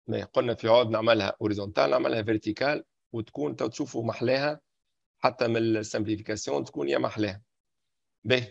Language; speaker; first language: French; non-native, local second language; Arabic